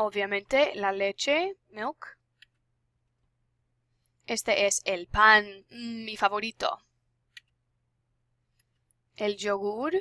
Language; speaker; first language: Spanish; non-native, fluent; English